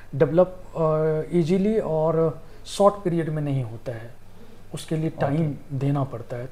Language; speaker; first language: Hindi; native; Hindi